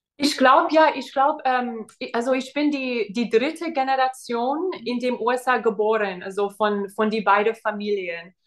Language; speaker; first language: German; non-native, fluent; English